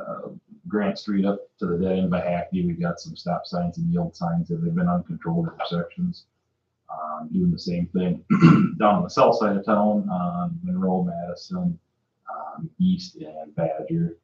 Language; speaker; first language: English; native; English